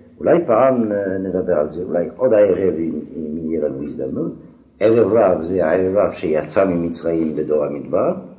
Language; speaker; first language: Hebrew; non-native, fluent; French